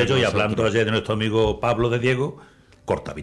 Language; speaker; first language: Spanish; native; Spanish